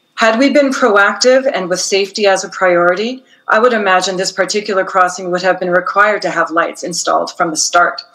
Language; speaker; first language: English; native; English